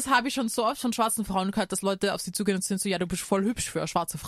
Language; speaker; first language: German; native; German